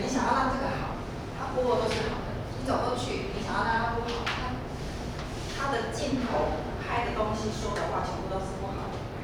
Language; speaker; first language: Chinese; native; Chinese